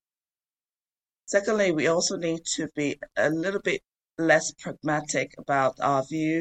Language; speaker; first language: English; non-native, local second language; Yoruba